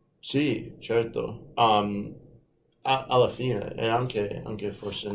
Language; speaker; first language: Italian; non-native, fluent; English